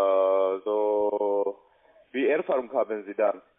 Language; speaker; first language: German; non-native, learner; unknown